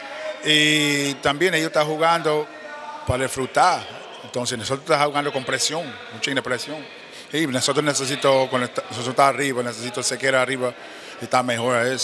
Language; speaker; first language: Spanish; non-native, learner; English